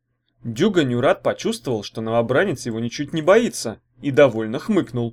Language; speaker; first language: Russian; native; Russian